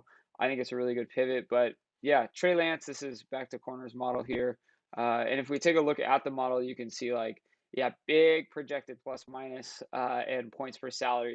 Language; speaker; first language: English; native; English